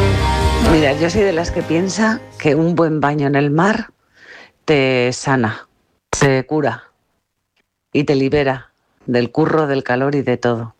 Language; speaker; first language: Spanish; native; Spanish